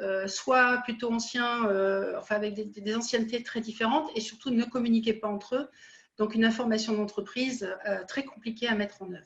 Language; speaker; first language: French; native; French